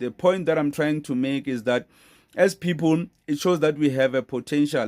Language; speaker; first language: English; non-native, local second language; Zulu